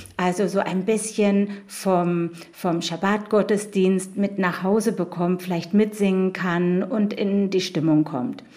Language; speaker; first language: German; native; German